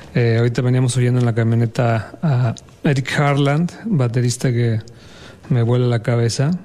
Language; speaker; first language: Spanish; native; Spanish